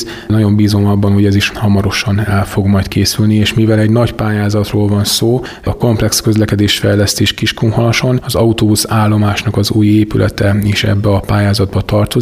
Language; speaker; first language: Hungarian; native; Hungarian